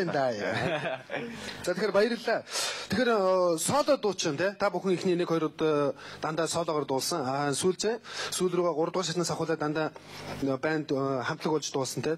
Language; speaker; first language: Mongolian; native; Mongolian